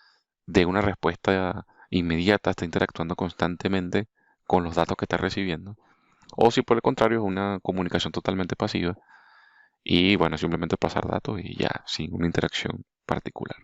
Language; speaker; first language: Spanish; native; Spanish